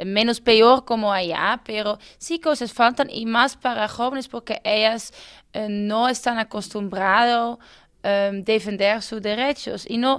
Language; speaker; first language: Spanish; non-native, fluent; Dutch